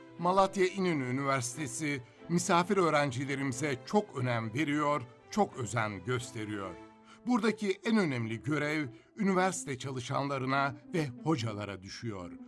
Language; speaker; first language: Turkish; native; Turkish